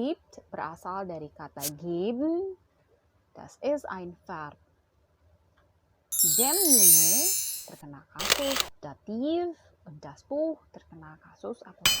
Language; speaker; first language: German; non-native, fluent; Indonesian